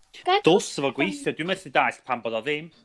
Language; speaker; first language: Welsh; native; Welsh